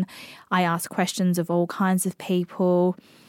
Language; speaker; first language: English; native; English